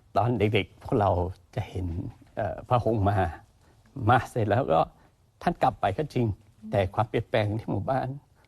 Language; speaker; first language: Thai; non-native, local second language; Chinese